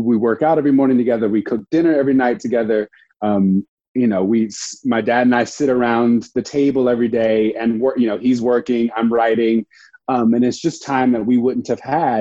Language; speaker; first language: English; native; English